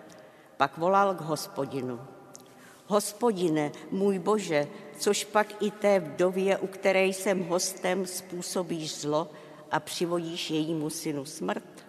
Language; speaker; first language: Czech; native; Czech